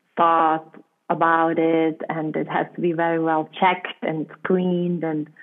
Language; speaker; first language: English; non-native, fluent; German